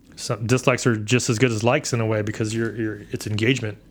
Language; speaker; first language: English; native; English